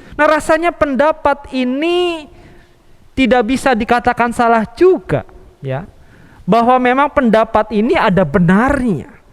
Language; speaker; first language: Indonesian; native; Indonesian